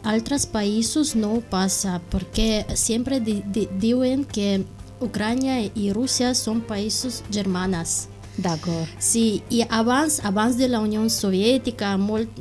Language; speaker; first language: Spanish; non-native, learner; Russian